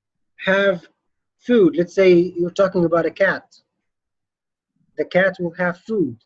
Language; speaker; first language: English; non-native, fluent; Arabic